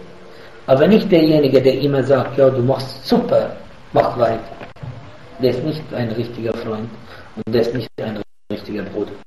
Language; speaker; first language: German; non-native, fluent; Arabic